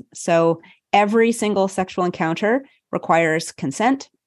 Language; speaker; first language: English; native; English